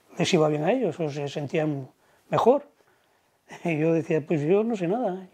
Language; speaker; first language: Spanish; native; Spanish